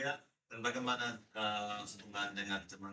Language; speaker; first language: Indonesian; non-native, learner; English